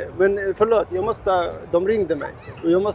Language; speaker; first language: Swedish; non-native, learner; Arabic